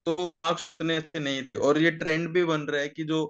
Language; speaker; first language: Hindi; native; Hindi